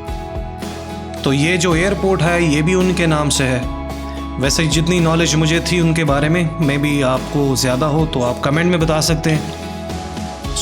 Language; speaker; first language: Urdu; non-native, local second language; Pashto